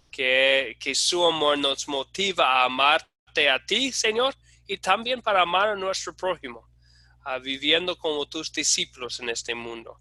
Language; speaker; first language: Spanish; non-native, fluent; English